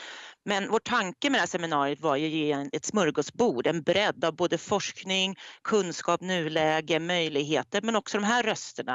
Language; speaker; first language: Swedish; native; Swedish